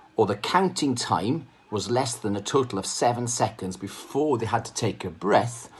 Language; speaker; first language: English; non-native, local second language; Welsh